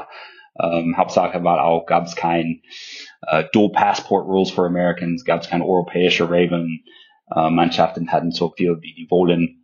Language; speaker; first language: German; non-native, fluent; English